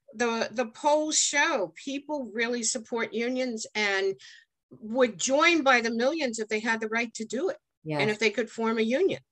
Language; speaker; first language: English; native; English